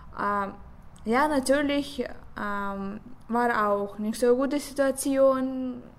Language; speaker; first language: German; non-native, learner; Russian